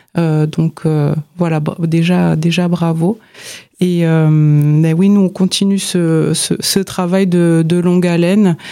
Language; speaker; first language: French; native; French